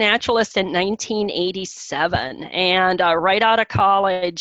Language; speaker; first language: English; native; English